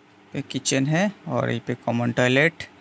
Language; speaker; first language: Hindi; non-native, local second language; Bangla